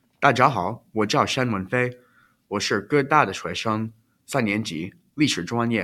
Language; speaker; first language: Chinese; non-native, learner; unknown